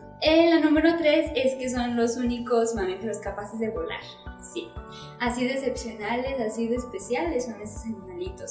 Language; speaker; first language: Spanish; native; Spanish